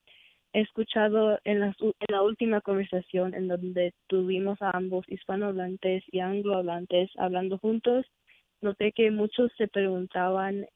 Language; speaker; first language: Spanish; early bilingual, heritage; Spanish